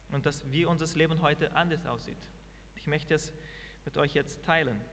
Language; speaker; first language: German; non-native, fluent; Portuguese